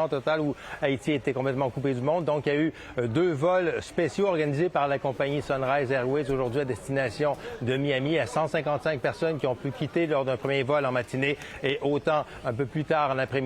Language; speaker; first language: French; native; French